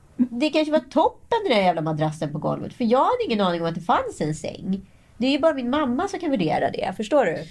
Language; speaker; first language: Swedish; native; Swedish